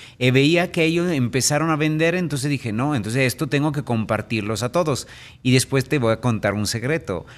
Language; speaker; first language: Spanish; non-native, fluent; Italian